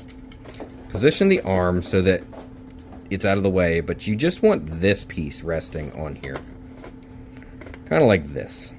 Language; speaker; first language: English; native; English